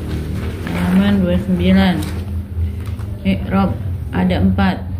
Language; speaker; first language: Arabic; non-native, learner; Indonesian